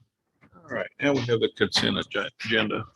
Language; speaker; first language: English; native; English